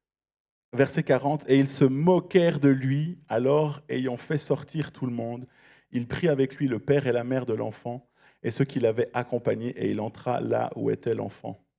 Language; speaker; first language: French; native; French